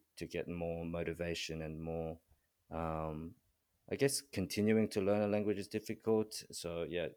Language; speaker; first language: English; early bilingual, other home language; Korean